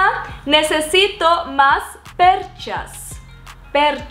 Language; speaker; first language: Spanish; non-native, fluent; Portuguese